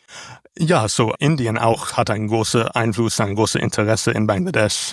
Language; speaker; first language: German; non-native, learner; English